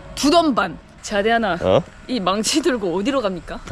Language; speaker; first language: Korean; non-native, fluent; French